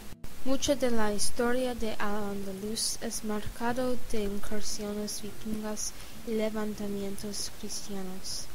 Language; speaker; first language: Spanish; non-native, learner; English